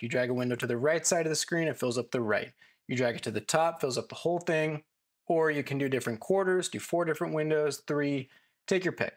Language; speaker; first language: English; native; English